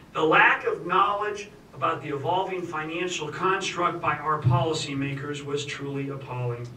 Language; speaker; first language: English; native; English